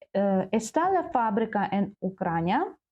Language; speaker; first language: Spanish; non-native, learner; Ukrainian